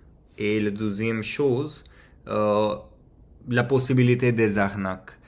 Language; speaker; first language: French; non-native, fluent; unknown